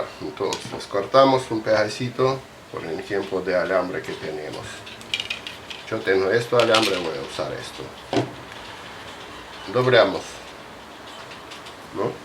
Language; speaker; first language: Spanish; non-native, fluent; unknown